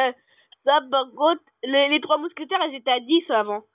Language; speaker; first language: French; native; French